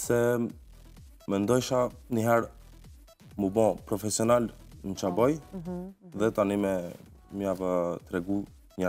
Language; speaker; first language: Albanian; early bilingual, heritage; Albanian